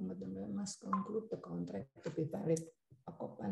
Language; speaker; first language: English; non-native, learner; Indonesian